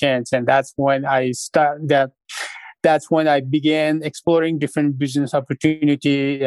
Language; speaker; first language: English; non-native, fluent; Sherpa